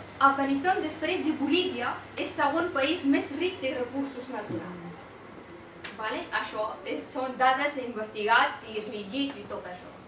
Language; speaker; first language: Catalan; non-native, fluent; Persian